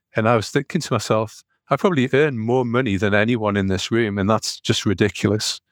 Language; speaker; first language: English; native; English